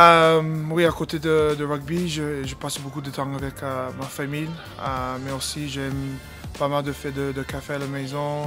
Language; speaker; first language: French; non-native, learner; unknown